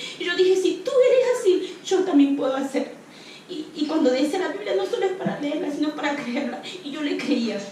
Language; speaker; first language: Spanish; non-native, local second language; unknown